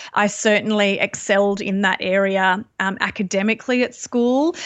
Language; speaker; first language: English; native; English